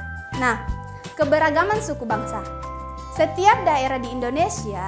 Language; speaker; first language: Malay; native; Malay